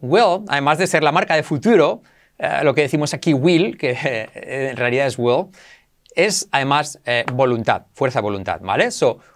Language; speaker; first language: Spanish; native; Spanish